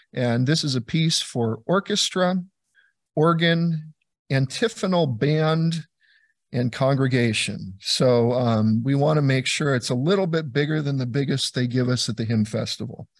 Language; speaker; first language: English; native; English